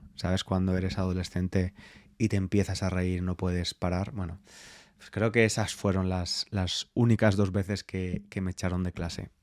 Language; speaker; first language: Spanish; native; Spanish